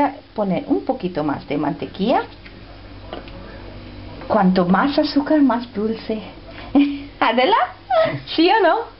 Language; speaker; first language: Spanish; non-native, fluent; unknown